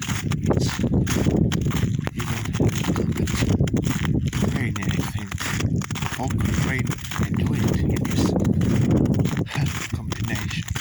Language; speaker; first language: English; non-native, learner; Ukrainian